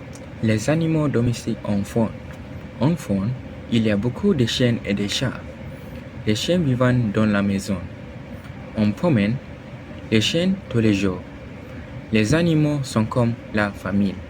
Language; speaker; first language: French; non-native, learner; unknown